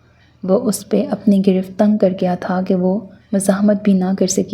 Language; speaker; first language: Urdu; native; Urdu